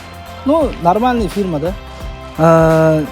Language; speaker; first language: Russian; non-native, local second language; Uzbek